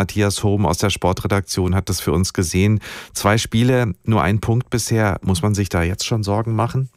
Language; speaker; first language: German; native; German